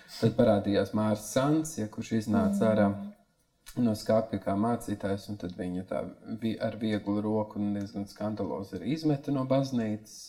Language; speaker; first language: Latvian; native; Latvian